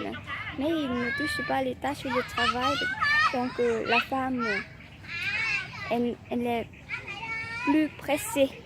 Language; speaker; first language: French; non-native, learner; Vietnamese